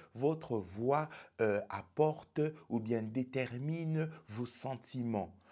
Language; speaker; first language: French; non-native, local second language; Lingala